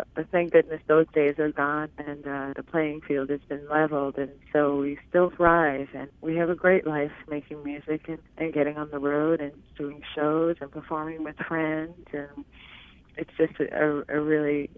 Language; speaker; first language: English; native; English